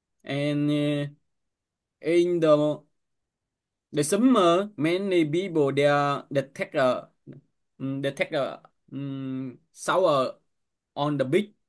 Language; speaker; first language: English; non-native, learner; Vietnamese